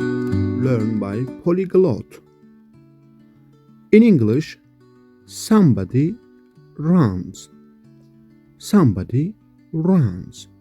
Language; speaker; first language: English; non-native, fluent; Kurdish